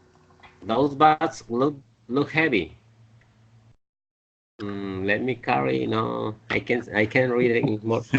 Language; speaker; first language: English; non-native, learner; Spanish